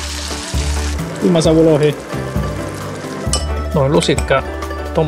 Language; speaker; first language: Finnish; non-native, fluent; Italian